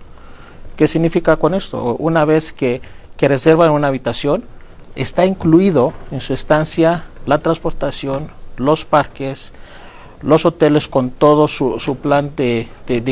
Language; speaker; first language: Spanish; non-native, fluent; Greek